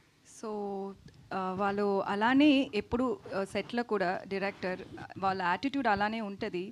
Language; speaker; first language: Telugu; non-native, fluent; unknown